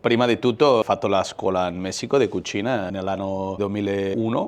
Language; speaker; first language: Italian; non-native, learner; Spanish